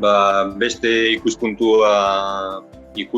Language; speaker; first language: Basque; non-native, local second language; Spanish